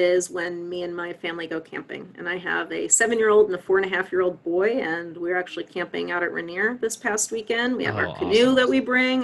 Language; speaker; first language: English; native; English